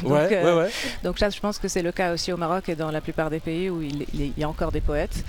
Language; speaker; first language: French; non-native, local second language; Arabic